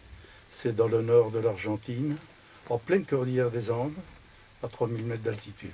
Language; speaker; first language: French; native; French